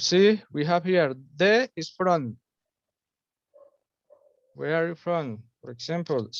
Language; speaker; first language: English; non-native, fluent; Spanish